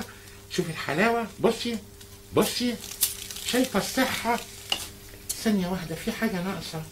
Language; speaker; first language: Arabic; native; Arabic